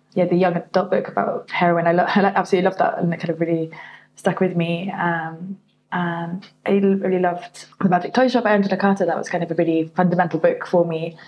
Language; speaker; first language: English; native; English